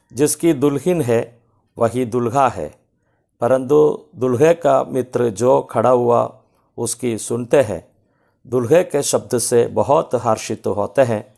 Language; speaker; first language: Hindi; non-native, local second language; Malayalam